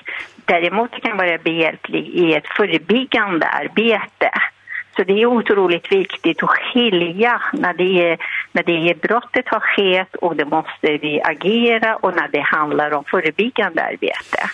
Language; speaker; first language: Swedish; non-native, fluent; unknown